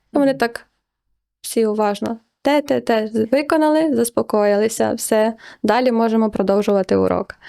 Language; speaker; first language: Ukrainian; native; Ukrainian